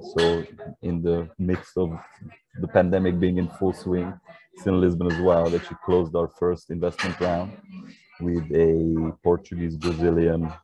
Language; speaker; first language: English; non-native, fluent; Hungarian